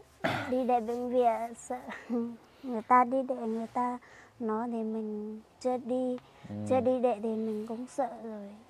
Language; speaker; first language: Vietnamese; non-native, local second language; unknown